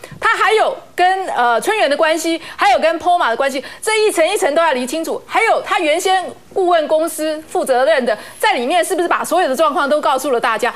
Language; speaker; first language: Chinese; native; Chinese